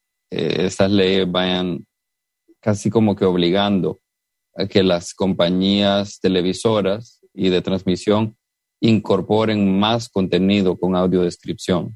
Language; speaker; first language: Spanish; native; Spanish